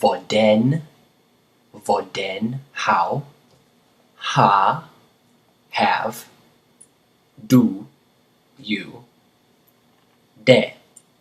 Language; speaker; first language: Danish; non-native, fluent; English